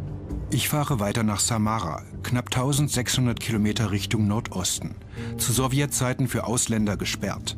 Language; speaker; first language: German; native; German